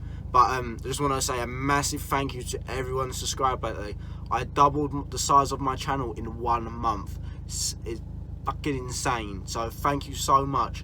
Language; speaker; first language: English; native; English